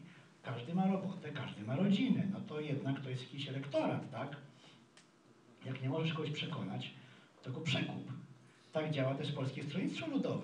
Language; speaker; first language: Polish; native; Polish